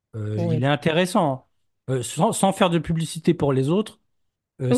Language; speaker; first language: French; native; French